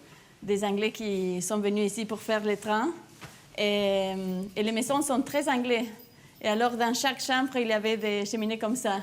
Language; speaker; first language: French; non-native, fluent; Spanish